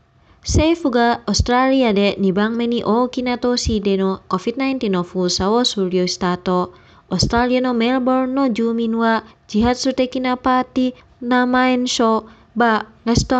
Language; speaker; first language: Japanese; non-native, fluent; Indonesian